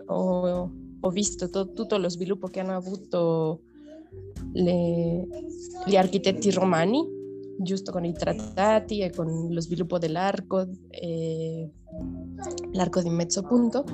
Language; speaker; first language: Italian; non-native, fluent; Spanish